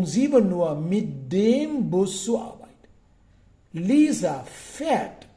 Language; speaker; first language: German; non-native, fluent; Sinhala